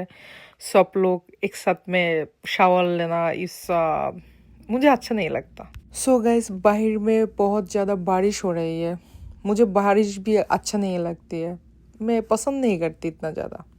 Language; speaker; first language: Hindi; non-native, local second language; Bangla